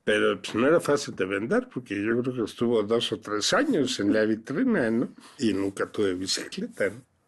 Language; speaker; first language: Spanish; early bilingual, other home language; French